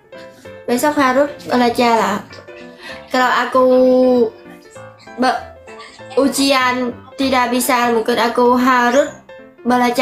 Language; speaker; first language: Indonesian; non-native, learner; Vietnamese